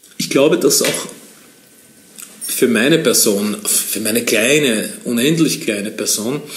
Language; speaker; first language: German; native; German